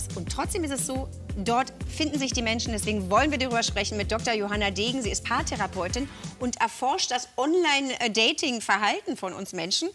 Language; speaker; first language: German; native; German